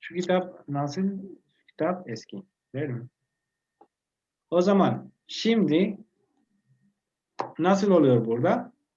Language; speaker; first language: Turkish; non-native, learner; Spanish